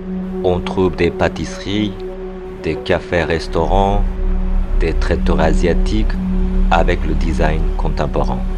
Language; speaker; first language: French; non-native, fluent; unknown